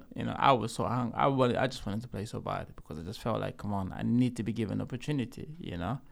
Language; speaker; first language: English; early bilingual, other home language; Lingala